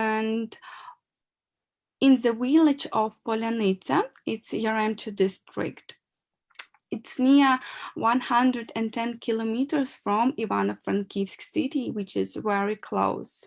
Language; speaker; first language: English; non-native, learner; Ukrainian